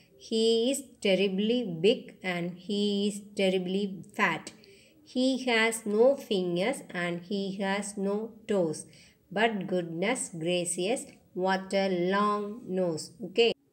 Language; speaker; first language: English; non-native, local second language; Tamil